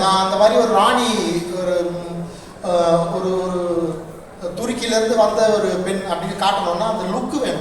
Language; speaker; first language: Tamil; native; Tamil